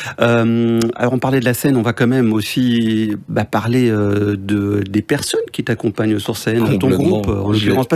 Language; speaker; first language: French; native; French